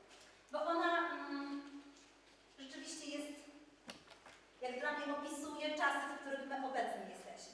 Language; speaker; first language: Polish; native; Polish